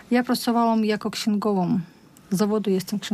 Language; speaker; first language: Polish; non-native, learner; Russian